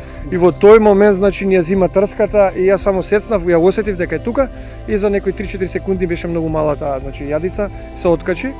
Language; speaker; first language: Macedonian; native; Macedonian